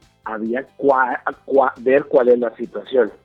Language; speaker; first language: Spanish; native; Spanish